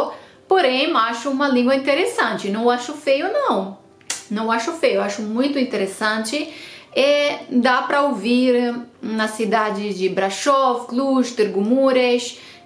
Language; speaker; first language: Portuguese; non-native, fluent; Romanian